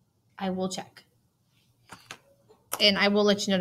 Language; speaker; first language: English; native; English